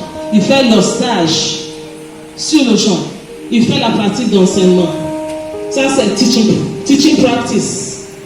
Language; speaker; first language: French; non-native, fluent; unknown